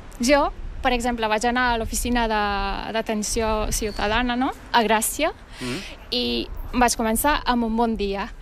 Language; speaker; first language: Catalan; non-native, fluent; Turkish